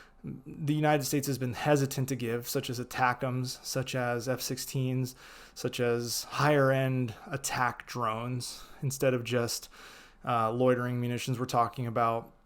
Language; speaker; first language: English; native; English